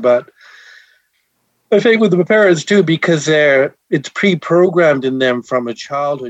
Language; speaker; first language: English; native; English